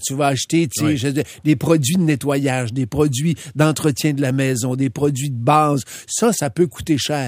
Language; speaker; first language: French; native; French